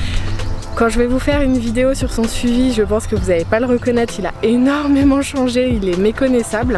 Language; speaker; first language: French; native; French